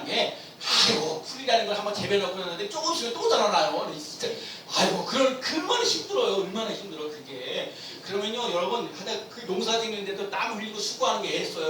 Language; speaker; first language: Korean; native; Korean